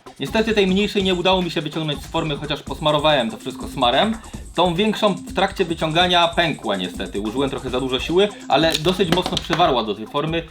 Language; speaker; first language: Polish; native; Polish